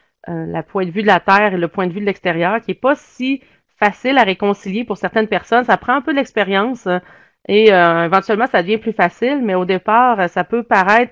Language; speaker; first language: French; native; French